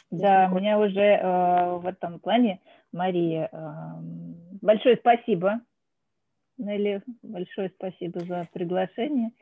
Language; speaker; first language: Russian; native; Russian